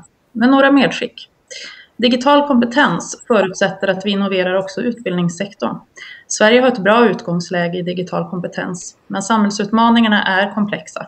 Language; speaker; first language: Swedish; native; Swedish